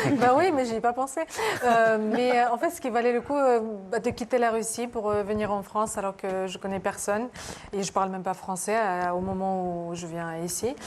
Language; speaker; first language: French; non-native, fluent; Russian